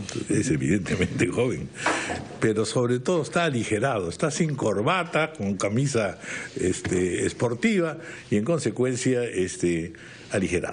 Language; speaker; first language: Spanish; native; Spanish